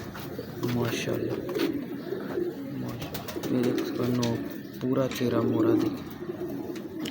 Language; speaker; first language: Hindi; non-native, local second language; Punjabi